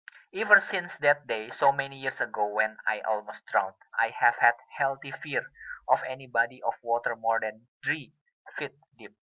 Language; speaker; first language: English; non-native, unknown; Indonesian